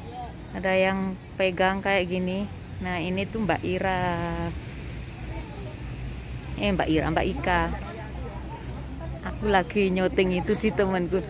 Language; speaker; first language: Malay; non-native, local second language; Javanese